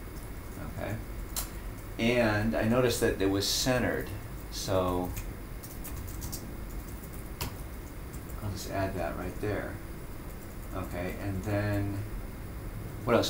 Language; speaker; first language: English; native; English